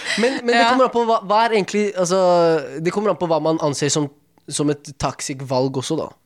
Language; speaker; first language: Norwegian; early bilingual, other home language; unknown